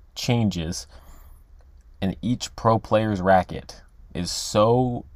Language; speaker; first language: English; native; English